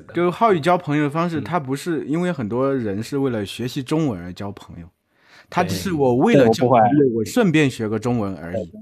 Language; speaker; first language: Chinese; native; Chinese